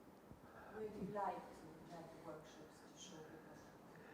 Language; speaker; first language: English; non-native, fluent; Romanian